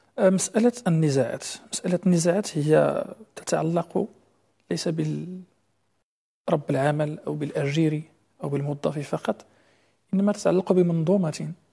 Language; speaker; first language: Arabic; native; Arabic